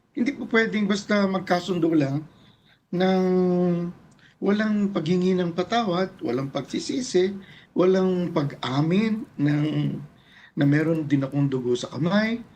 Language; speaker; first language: Filipino; native; Filipino